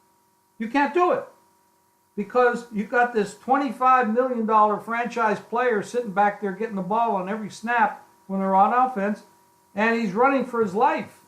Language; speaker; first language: English; native; English